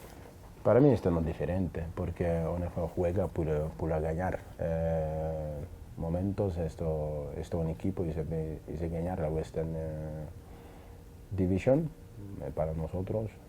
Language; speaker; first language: Spanish; non-native, learner; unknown